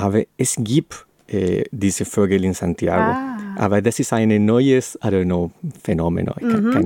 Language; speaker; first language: German; non-native, learner; Spanish